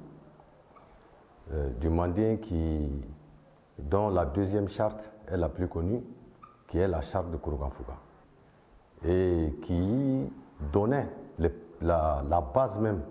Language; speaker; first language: French; non-native, local second language; Bambara